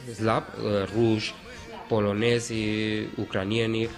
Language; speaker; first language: Romanian; non-native, fluent; Spanish